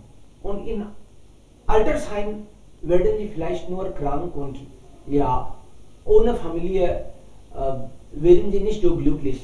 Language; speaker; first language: German; non-native, learner; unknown